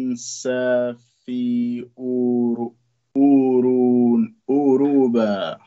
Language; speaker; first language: Arabic; non-native, learner; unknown